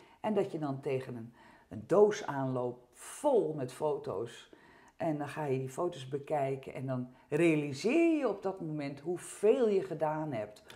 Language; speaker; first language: Dutch; early bilingual, heritage; French